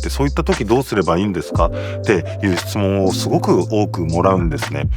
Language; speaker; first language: Japanese; native; Japanese